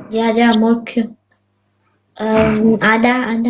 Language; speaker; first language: Indonesian; non-native, learner; Vietnamese